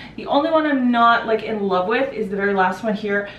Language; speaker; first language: English; native; English